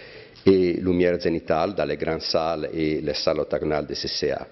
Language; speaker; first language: French; non-native, fluent; Italian